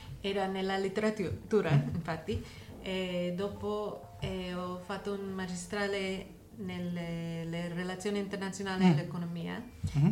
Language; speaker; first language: Italian; non-native, learner; English